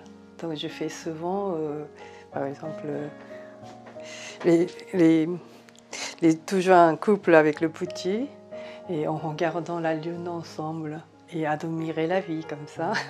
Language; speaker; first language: French; non-native, fluent; Japanese